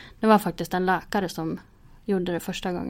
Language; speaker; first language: Swedish; native; Swedish